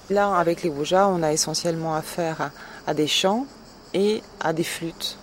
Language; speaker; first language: French; native; French